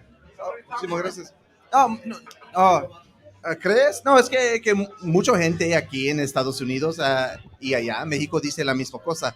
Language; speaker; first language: Spanish; early bilingual, heritage; English